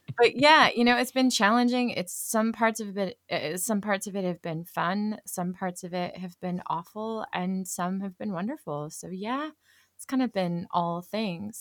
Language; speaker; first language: English; native; English